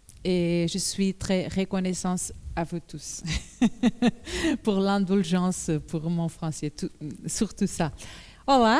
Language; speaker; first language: French; non-native, learner; Portuguese